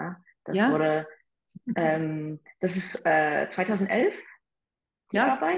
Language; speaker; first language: German; non-native, fluent; English